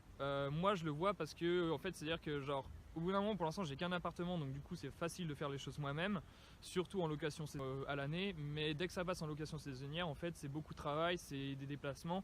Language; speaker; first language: French; native; French